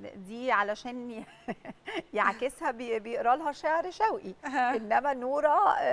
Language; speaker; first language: Arabic; native; Arabic